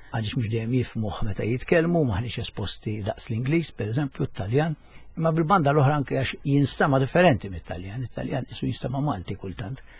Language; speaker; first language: Maltese; native; Maltese